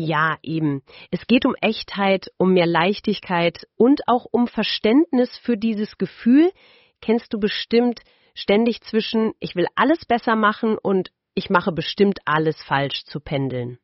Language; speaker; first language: German; native; German